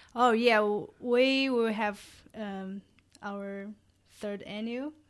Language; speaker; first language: English; non-native, fluent; Chinese